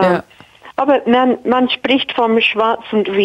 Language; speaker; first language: German; non-native, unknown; English